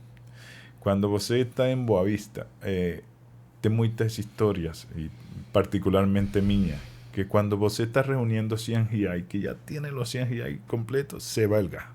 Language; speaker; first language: Portuguese; non-native, learner; Spanish